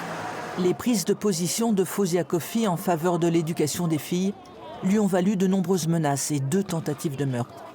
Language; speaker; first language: French; native; French